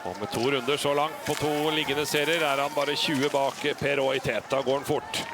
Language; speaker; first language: Norwegian; native; Norwegian